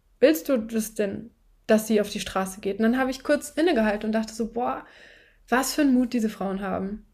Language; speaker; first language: German; native; German